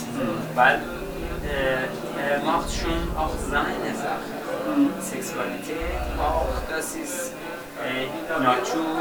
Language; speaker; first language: German; non-native, learner; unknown